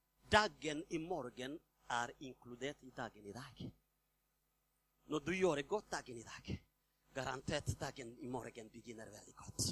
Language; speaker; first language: Swedish; non-native, fluent; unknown